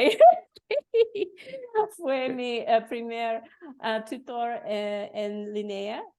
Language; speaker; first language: Spanish; non-native, learner; English